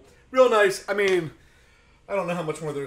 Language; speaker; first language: English; native; English